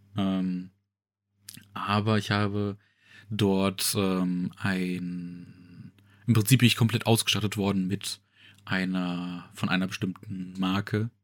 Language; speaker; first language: German; native; German